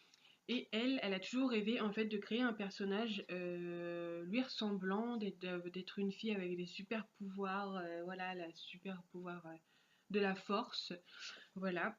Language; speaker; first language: French; native; French